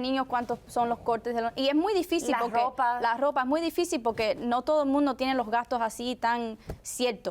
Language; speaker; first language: Spanish; early bilingual, heritage; Spanish